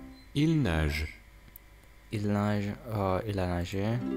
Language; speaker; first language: French; non-native, learner; English